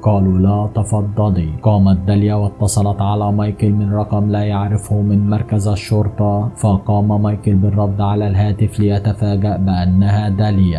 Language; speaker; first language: Arabic; native; Arabic